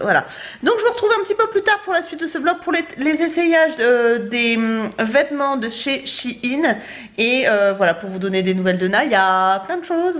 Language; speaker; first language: French; native; French